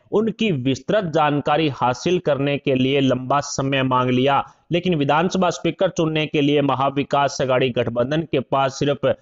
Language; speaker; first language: Hindi; native; Hindi